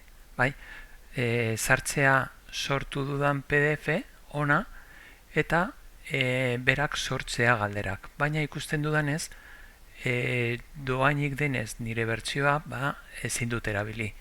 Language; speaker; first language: Basque; non-native, local second language; Spanish